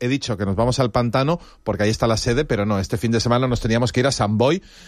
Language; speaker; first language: Spanish; native; Spanish